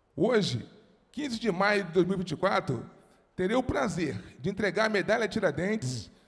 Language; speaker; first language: Portuguese; native; Portuguese